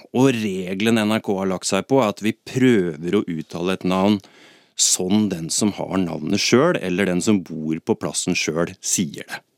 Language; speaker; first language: Norwegian; native; Norwegian